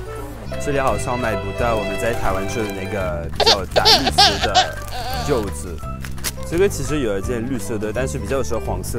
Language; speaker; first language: Chinese; non-native, fluent; French